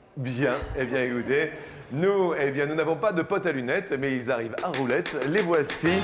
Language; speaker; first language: French; native; French